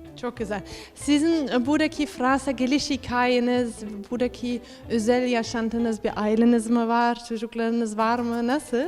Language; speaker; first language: Turkish; early bilingual, heritage; Turkish